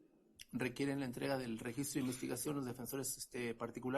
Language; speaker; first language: Spanish; native; Spanish